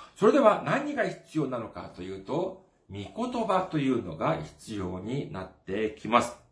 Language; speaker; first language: Japanese; non-native, fluent; Korean